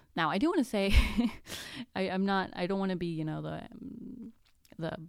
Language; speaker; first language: English; non-native, fluent; Spanish